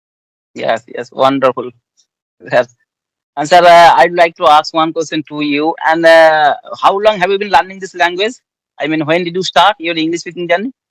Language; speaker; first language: English; non-native, learner; Bangla